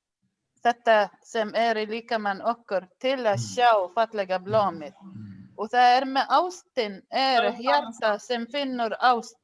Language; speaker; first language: Icelandic; non-native, learner; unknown